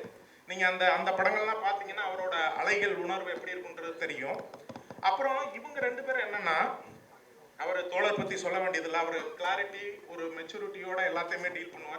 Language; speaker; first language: Tamil; native; Tamil